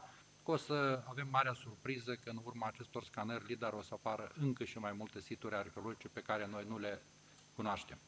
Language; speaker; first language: Romanian; native; Romanian